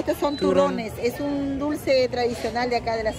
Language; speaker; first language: Spanish; native; Spanish